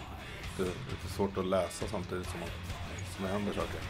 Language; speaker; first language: Swedish; native; Swedish